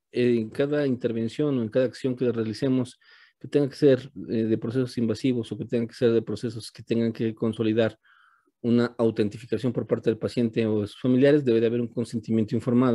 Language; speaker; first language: Spanish; native; Spanish